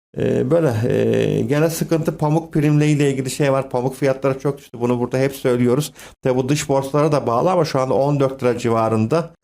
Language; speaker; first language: Turkish; native; Turkish